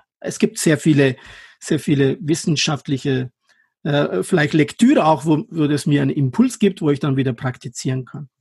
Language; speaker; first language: German; non-native, fluent; Persian